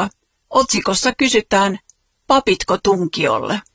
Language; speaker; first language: Finnish; native; Finnish